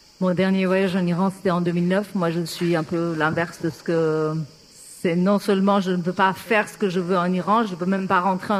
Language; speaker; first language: French; non-native, fluent; Persian